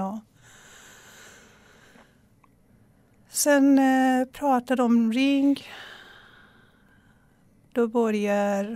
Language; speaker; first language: Swedish; non-native, fluent; Persian